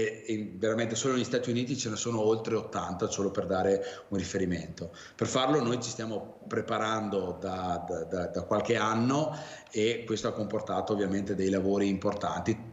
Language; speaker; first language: Italian; native; Italian